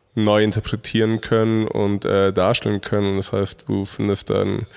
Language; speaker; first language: German; non-native, fluent; Spanish